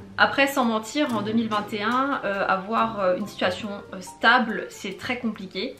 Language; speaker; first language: French; native; French